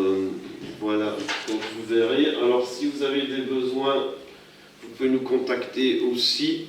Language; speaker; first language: French; native; French